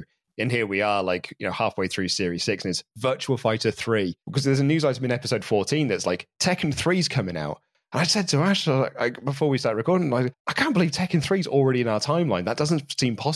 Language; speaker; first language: English; native; English